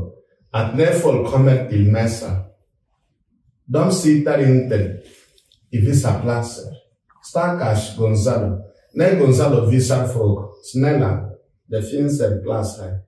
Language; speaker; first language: Swedish; non-native, fluent; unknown